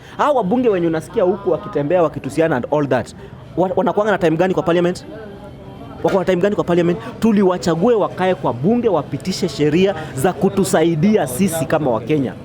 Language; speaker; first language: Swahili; native; Swahili